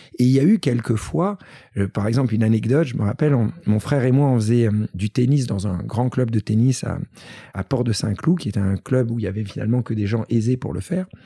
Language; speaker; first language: French; early bilingual, other home language; Greek